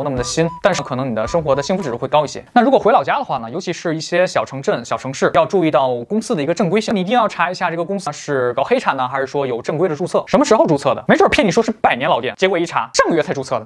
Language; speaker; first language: Chinese; native; Chinese